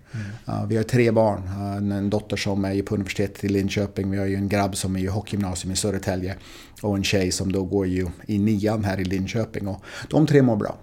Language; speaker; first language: Swedish; non-native, fluent; English